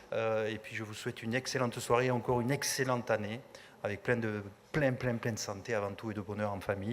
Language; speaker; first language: French; native; French